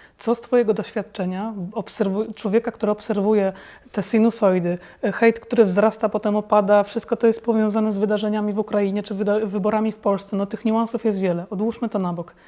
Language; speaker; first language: Polish; native; Polish